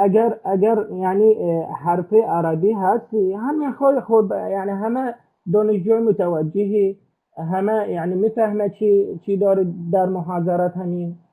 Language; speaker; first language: Persian; non-native, learner; Arabic